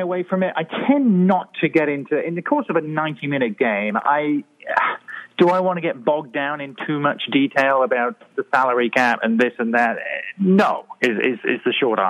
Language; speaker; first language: English; native; English